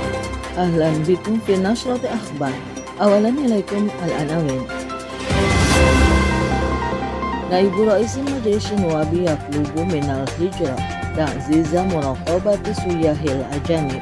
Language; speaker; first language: Arabic; non-native, fluent; Indonesian